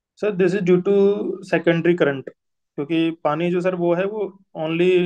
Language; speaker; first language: Hindi; native; Hindi